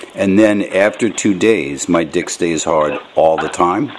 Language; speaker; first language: English; native; English